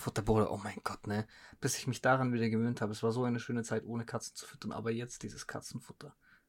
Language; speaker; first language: German; native; German